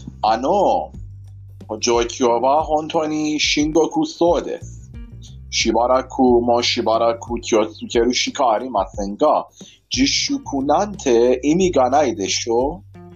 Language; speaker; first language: Japanese; non-native, fluent; Persian